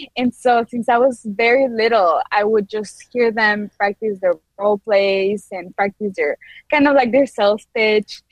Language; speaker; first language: English; non-native, fluent; Spanish